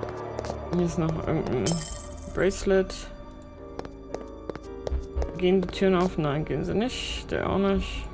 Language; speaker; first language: German; native; German